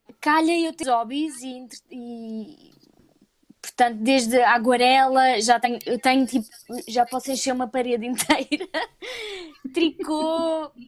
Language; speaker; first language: Portuguese; native; Portuguese